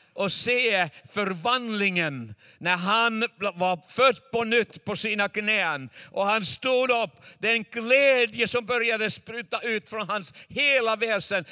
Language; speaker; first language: Swedish; non-native, fluent; Chinese